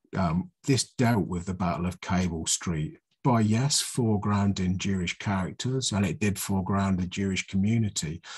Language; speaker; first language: English; native; English